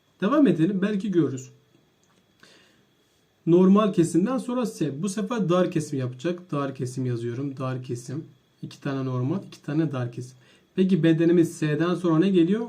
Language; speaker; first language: Turkish; native; Turkish